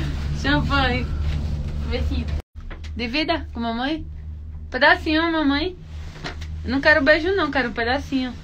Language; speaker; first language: Portuguese; native; Portuguese